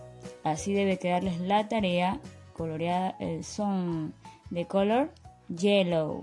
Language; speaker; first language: Spanish; native; Spanish